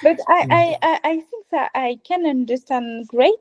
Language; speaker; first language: English; non-native, learner; French